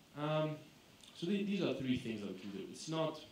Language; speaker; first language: English; non-native, fluent; Greek